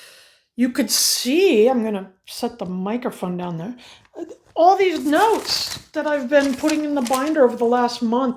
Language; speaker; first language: English; native; English